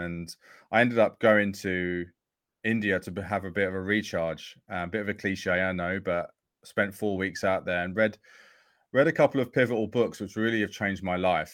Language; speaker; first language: English; native; English